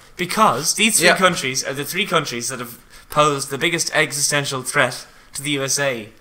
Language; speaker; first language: English; native; English